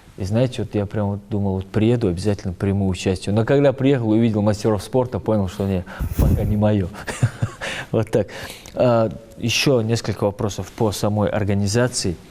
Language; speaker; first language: Russian; non-native, local second language; Ingush